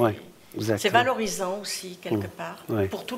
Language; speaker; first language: French; native; French